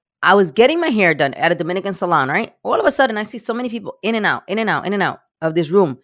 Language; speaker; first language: English; early bilingual, other home language; Spanish